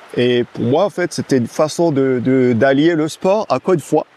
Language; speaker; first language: French; non-native, local second language; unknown